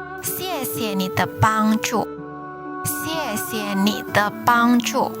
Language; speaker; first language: Chinese; non-native, fluent; Indonesian